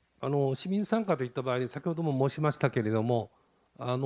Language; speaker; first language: Japanese; native; Japanese